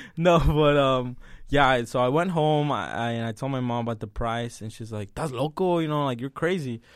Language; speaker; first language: English; early bilingual, other home language; Spanish